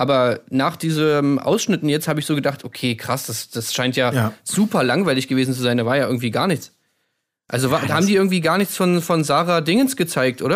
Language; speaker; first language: German; native; German